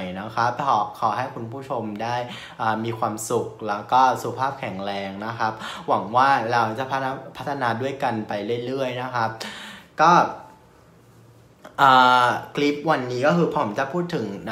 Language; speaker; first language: Thai; non-native, fluent; Vietnamese